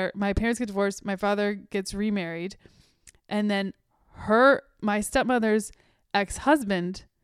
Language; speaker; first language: English; native; English